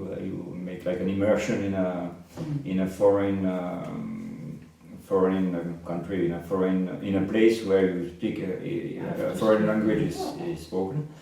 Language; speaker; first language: English; non-native, fluent; French